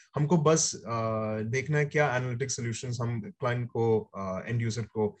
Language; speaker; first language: Hindi; native; Hindi